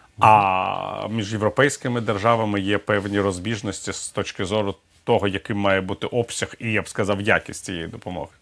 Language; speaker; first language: Ukrainian; native; Ukrainian